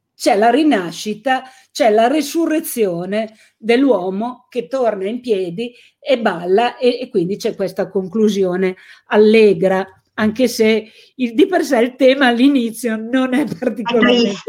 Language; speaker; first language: Italian; native; Italian